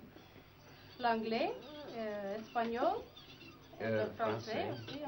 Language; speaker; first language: French; non-native, learner; English